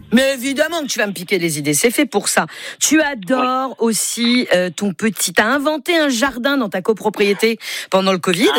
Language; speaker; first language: French; native; French